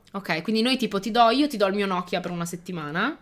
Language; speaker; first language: Italian; early bilingual, other home language; Albanian